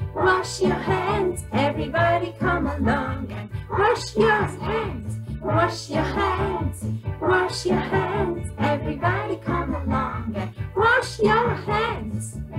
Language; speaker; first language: English; non-native, fluent; Polish